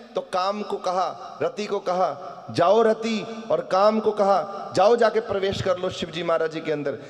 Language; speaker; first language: Hindi; non-native, local second language; Punjabi